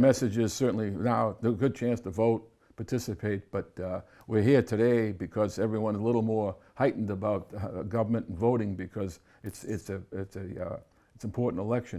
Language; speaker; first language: English; native; English